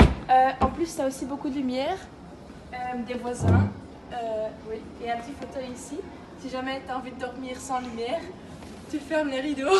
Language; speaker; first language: French; non-native, fluent; Dutch